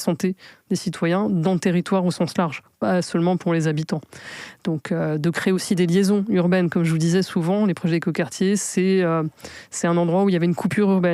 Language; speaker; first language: French; native; French